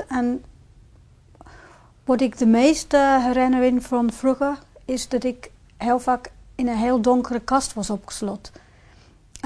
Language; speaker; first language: Dutch; non-native, fluent; English